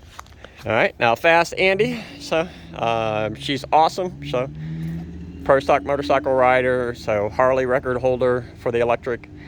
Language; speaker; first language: English; native; English